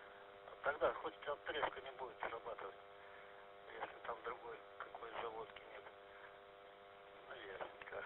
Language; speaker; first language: Russian; native; Russian